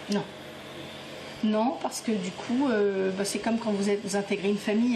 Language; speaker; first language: French; native; French